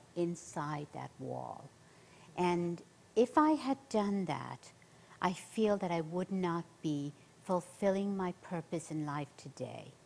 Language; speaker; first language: English; native; English